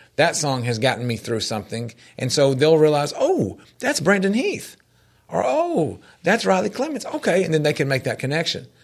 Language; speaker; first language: English; native; English